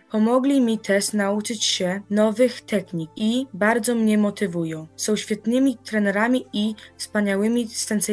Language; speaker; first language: Polish; early bilingual, heritage; Polish